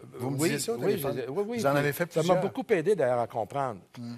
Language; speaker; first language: French; native; French